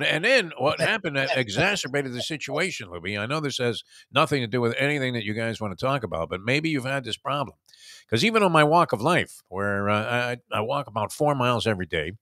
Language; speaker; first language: English; native; English